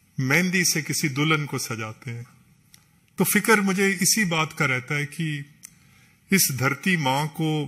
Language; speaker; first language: Hindi; non-native, local second language; Punjabi